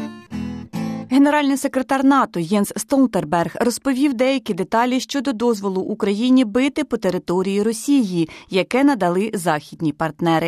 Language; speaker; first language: Ukrainian; native; Ukrainian